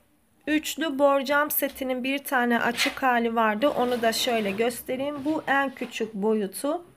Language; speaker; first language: Turkish; native; Turkish